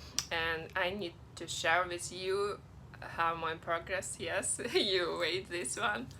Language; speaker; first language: English; non-native, learner; Russian